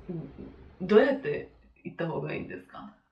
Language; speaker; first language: Japanese; non-native, fluent; French